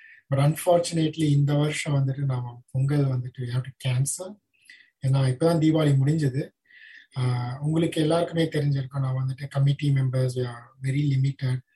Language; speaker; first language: Tamil; native; Tamil